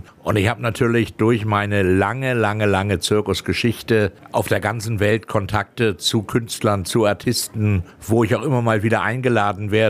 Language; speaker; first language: German; native; German